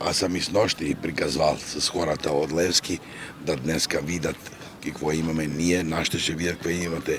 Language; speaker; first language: Bulgarian; non-native, learner; Serbian